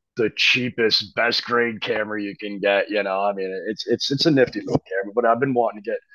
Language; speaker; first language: English; native; English